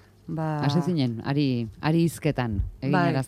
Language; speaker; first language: Basque; native; Basque